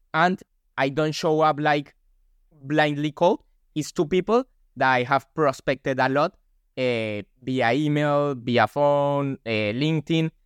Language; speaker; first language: English; non-native, fluent; Spanish